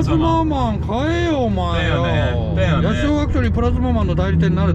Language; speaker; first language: Japanese; native; Japanese